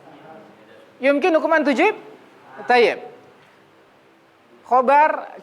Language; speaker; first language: Arabic; non-native, fluent; Indonesian